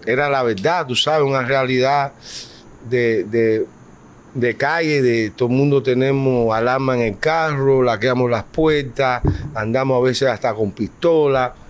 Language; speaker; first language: Spanish; early bilingual, heritage; Spanish